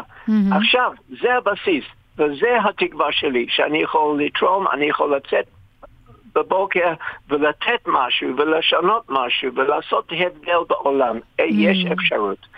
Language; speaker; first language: Hebrew; non-native, fluent; English